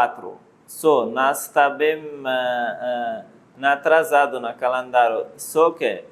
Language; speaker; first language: Portuguese; non-native, learner; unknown